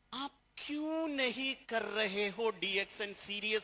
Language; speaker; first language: Hindi; non-native, fluent; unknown